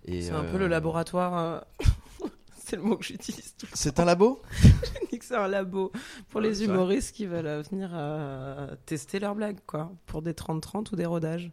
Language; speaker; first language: French; native; French